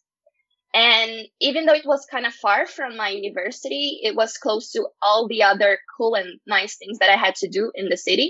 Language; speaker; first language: English; non-native, fluent; Portuguese